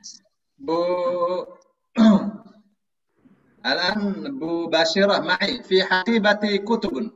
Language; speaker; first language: Arabic; non-native, fluent; Indonesian